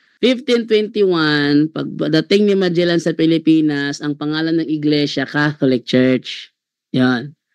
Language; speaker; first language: Filipino; non-native, local second language; Cebuano